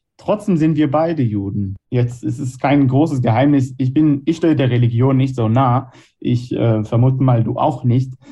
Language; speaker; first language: German; non-native, fluent; Hebrew